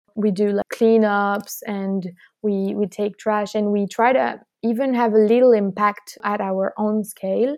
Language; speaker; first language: English; non-native, fluent; French